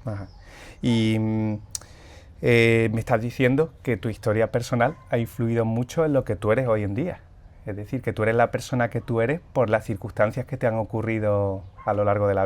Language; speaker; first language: Spanish; native; Spanish